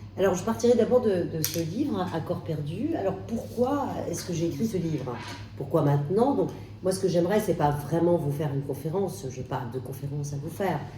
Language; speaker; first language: French; non-native, local second language; Arabic